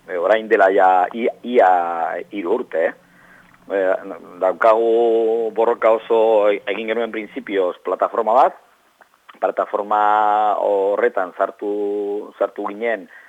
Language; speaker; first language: Basque; non-native, local second language; Spanish